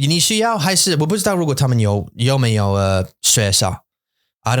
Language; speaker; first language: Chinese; non-native, learner; English